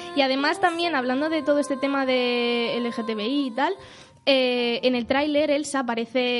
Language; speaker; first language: Spanish; native; Spanish